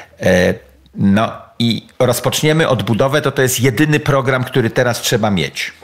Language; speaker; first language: Polish; native; Polish